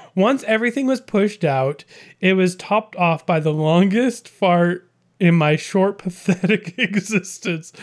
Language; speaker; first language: English; native; English